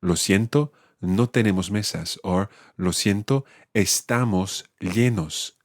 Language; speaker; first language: Spanish; non-native, fluent; English